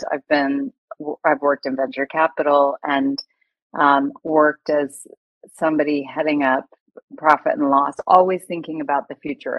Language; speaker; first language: English; native; English